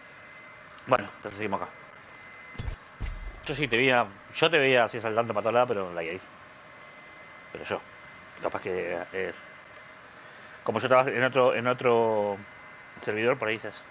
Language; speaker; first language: Spanish; native; Spanish